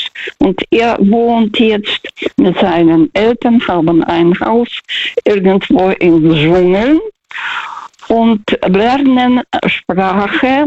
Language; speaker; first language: German; non-native, fluent; Russian